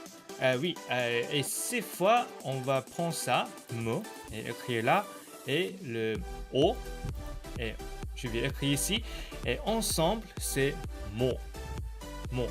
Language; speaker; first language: French; non-native, learner; Korean